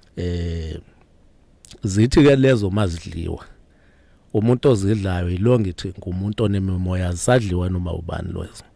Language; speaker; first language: Zulu; native; Zulu